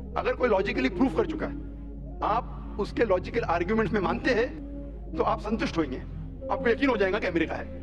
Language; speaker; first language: Hindi; non-native, local second language; Konkani